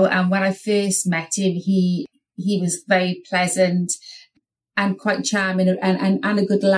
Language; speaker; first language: English; native; English